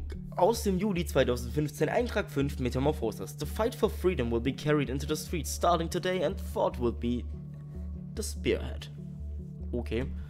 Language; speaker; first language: English; non-native, fluent; German